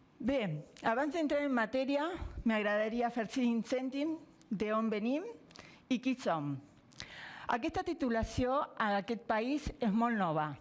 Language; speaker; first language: Catalan; non-native, fluent; Spanish